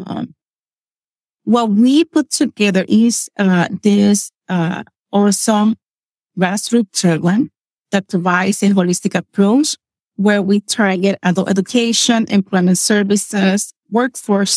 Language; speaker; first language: English; non-native, fluent; Spanish